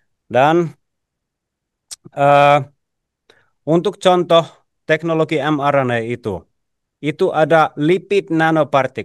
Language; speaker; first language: Indonesian; non-native, fluent; Finnish